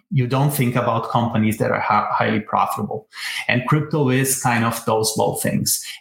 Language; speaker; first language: English; non-native, fluent; Portuguese